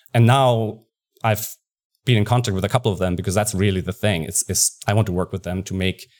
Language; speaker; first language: English; non-native, fluent; German